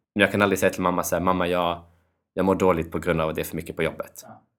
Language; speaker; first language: Swedish; early bilingual, other home language; Albanian